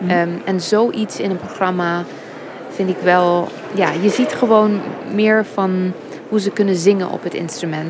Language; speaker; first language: Dutch; non-native, fluent; English